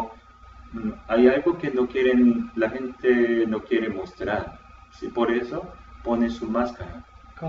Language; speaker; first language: Spanish; non-native, fluent; Korean